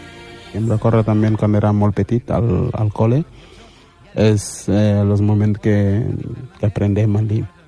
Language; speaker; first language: Catalan; early bilingual, other home language; Wolof